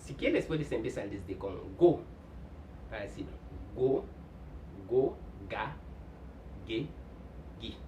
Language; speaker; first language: Spanish; non-native, fluent; Haitian Creole